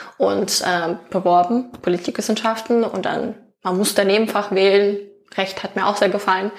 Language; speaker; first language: German; non-native, fluent; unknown